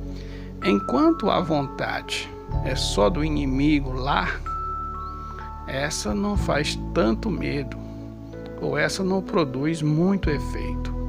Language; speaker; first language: Portuguese; native; Portuguese